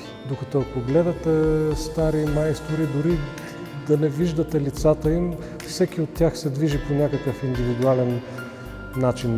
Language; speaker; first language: Bulgarian; native; Bulgarian